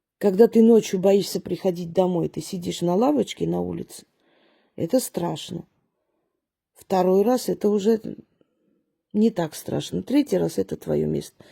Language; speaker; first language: Russian; early bilingual, other home language; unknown